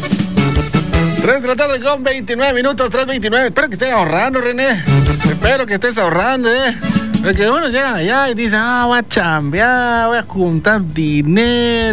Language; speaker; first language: Spanish; native; Spanish